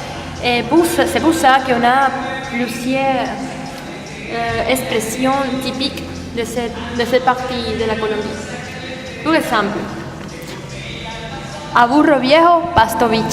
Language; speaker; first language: French; non-native, learner; Spanish